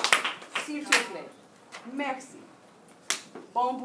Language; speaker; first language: French; non-native, fluent; English